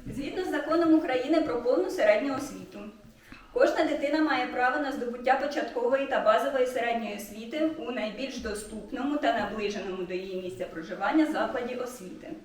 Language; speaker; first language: Ukrainian; native; Ukrainian